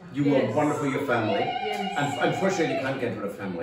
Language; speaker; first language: English; non-native, fluent; German